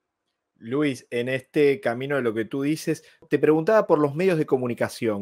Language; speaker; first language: Spanish; native; Spanish